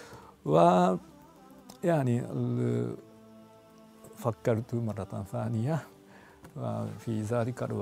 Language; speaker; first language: Arabic; non-native, fluent; Japanese